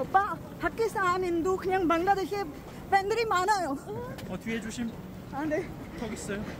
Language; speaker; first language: Korean; non-native, learner; Urdu